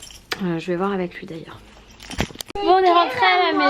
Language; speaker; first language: French; native; French